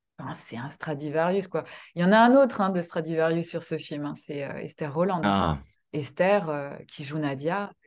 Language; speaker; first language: French; early bilingual, other home language; Kinyarwanda